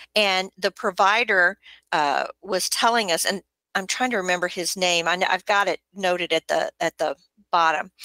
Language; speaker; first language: English; native; English